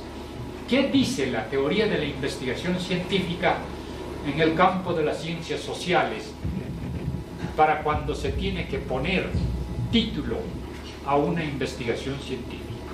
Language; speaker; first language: Spanish; native; Spanish